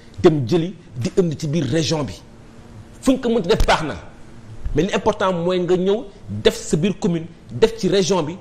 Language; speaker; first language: Wolof; non-native, local second language; Fula